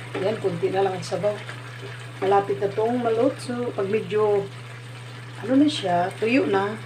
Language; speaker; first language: Filipino; non-native, local second language; Cebuano